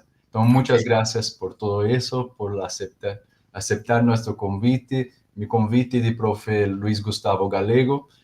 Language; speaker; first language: Spanish; non-native, learner; Portuguese